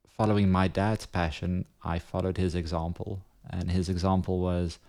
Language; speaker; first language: English; non-native, local second language; Afrikaans